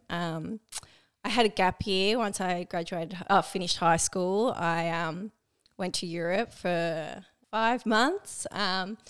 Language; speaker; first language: English; native; English